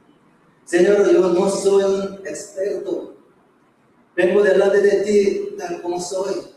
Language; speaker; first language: Spanish; non-native, fluent; Korean